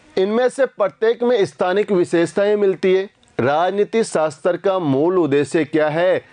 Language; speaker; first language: Hindi; native; Hindi